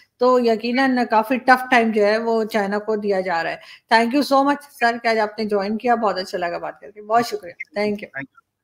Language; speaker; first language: Urdu; native; Urdu